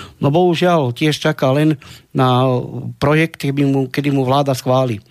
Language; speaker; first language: Slovak; non-native, local second language; Romany